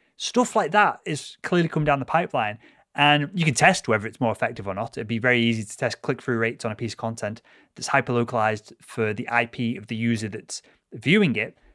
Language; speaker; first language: English; native; English